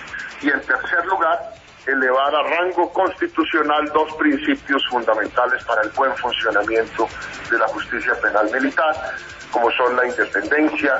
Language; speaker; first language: Spanish; native; Spanish